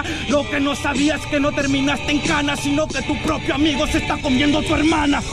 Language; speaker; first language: Spanish; native; Spanish